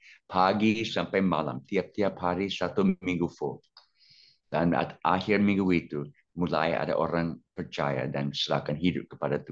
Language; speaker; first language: Indonesian; non-native, fluent; English